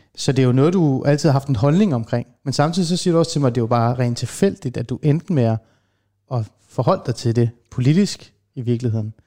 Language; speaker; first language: Danish; early bilingual, other home language; Persian